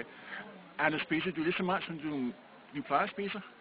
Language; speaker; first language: Danish; native; Danish